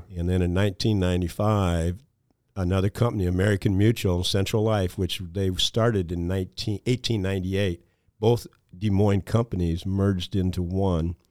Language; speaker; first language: English; native; English